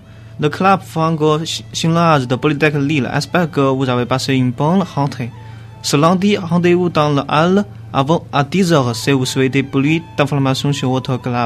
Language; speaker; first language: French; non-native, learner; Chinese